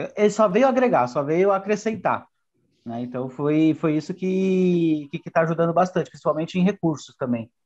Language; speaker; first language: Portuguese; native; Portuguese